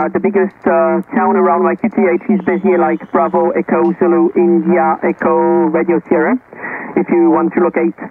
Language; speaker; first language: English; non-native, fluent; French